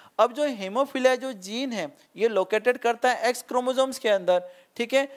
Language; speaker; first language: Hindi; non-native, local second language; Marathi